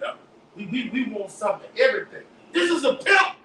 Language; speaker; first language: English; native; English